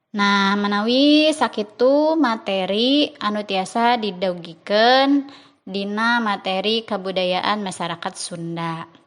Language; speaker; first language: Sundanese; native; Sundanese